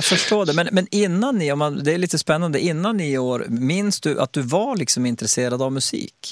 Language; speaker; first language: Swedish; native; Swedish